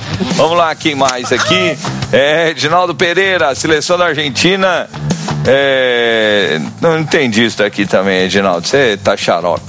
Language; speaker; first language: Portuguese; native; Portuguese